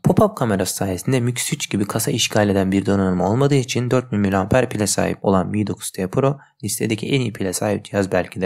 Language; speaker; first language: Turkish; native; Turkish